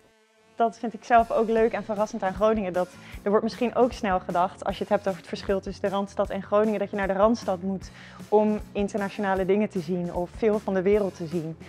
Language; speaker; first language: Dutch; native; Dutch